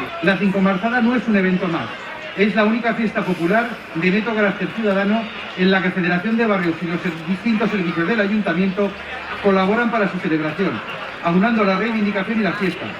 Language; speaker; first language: Spanish; native; Spanish